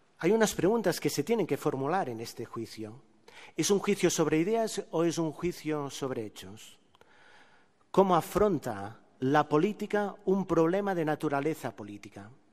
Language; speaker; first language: Spanish; non-native, local second language; Catalan